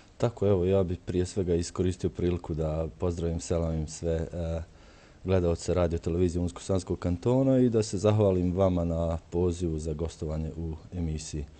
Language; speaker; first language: Croatian; native; Croatian